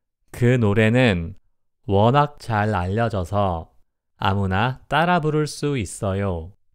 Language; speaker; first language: Korean; native; Korean